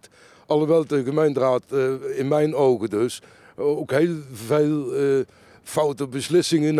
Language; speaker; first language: Dutch; native; Dutch